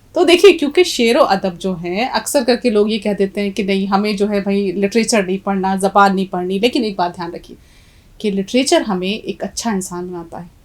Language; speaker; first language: Urdu; native; Urdu